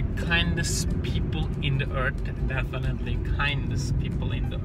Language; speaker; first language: English; non-native, fluent; Turkish